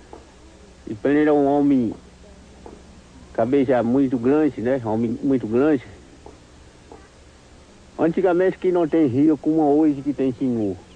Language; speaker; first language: Portuguese; non-native, local second language; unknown